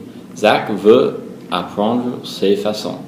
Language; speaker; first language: French; non-native, learner; English